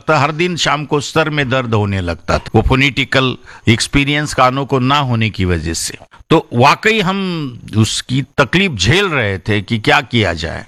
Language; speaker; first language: Hindi; non-native, local second language; Marathi